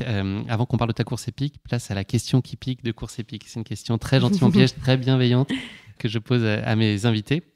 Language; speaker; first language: French; native; French